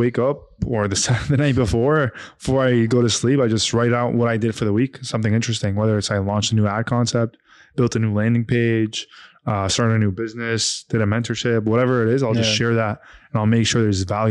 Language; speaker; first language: English; non-native, fluent; Arabic